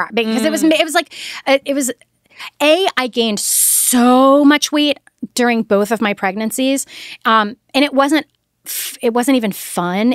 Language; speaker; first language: English; native; English